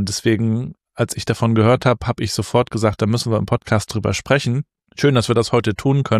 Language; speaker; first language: German; native; German